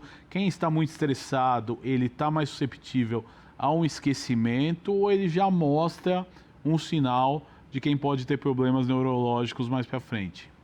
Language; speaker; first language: Portuguese; native; Portuguese